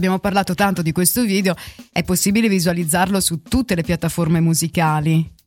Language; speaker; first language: Italian; native; Italian